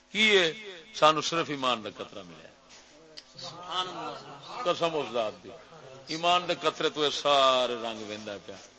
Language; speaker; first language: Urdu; non-native, local second language; Punjabi